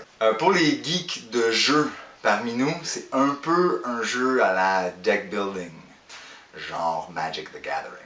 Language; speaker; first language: French; native; French